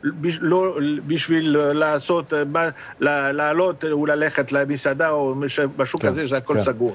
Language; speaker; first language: Hebrew; non-native, fluent; French